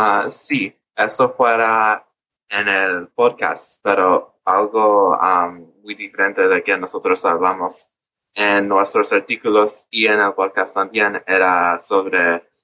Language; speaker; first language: Spanish; early bilingual, heritage; English